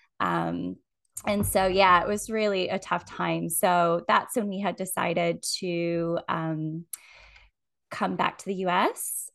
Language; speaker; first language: English; native; English